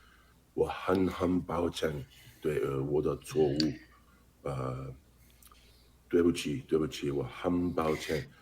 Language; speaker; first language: Chinese; non-native, learner; English